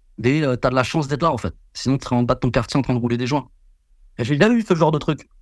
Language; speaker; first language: French; early bilingual, other home language; Vietnamese